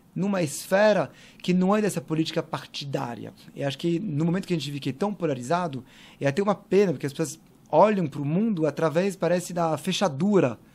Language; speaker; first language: Portuguese; non-native, fluent; French